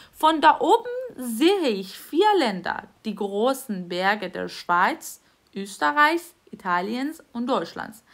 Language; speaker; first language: German; non-native, fluent; Persian